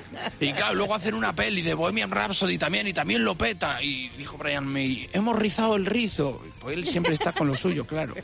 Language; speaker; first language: Spanish; native; Spanish